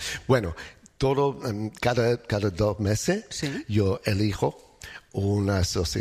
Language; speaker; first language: Spanish; non-native, learner; English